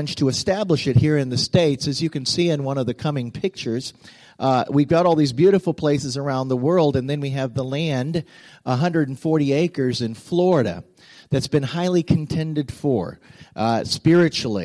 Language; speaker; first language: English; native; English